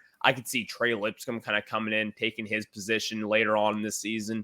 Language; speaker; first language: English; native; English